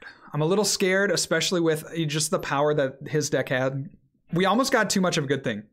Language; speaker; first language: English; native; English